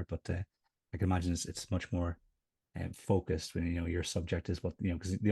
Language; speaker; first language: English; native; English